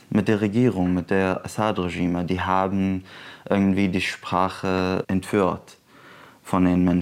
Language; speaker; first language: German; non-native, fluent; Arabic